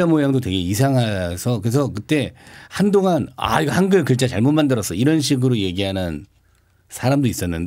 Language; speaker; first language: Korean; native; Korean